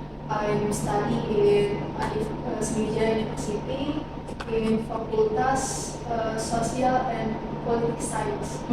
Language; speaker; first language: English; non-native, learner; Indonesian